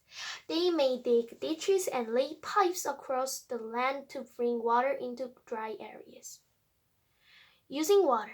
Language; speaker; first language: English; non-native, fluent; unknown